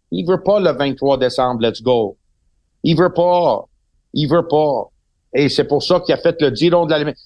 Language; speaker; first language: French; non-native, local second language; English